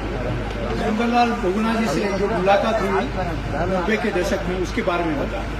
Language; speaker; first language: Hindi; native; Hindi